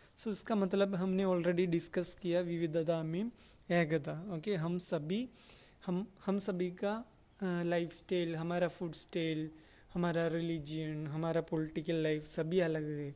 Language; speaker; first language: Hindi; non-native, local second language; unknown